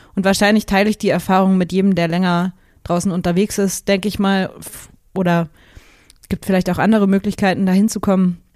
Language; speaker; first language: German; native; German